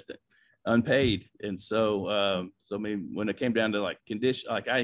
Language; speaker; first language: English; native; English